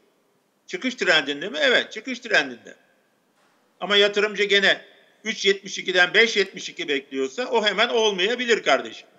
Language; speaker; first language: Turkish; native; Turkish